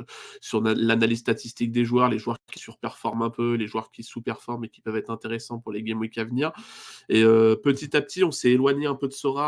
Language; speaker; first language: French; native; French